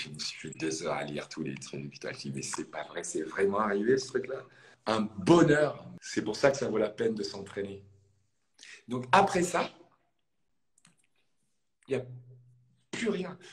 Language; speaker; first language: French; native; French